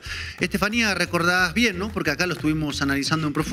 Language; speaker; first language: Spanish; native; Spanish